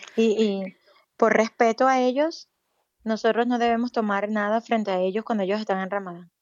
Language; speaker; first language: Spanish; native; Spanish